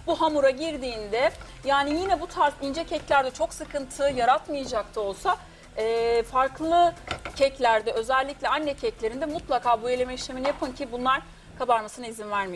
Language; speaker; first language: Turkish; native; Turkish